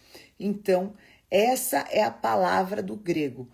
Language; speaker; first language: Portuguese; native; Portuguese